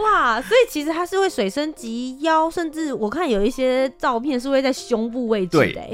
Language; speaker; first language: Chinese; native; Chinese